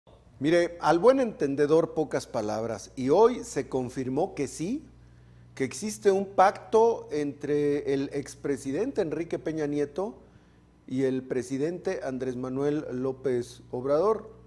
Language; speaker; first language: Spanish; native; Spanish